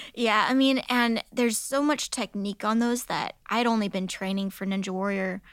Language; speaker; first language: English; native; English